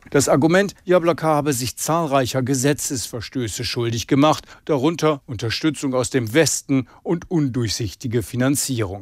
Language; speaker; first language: German; native; German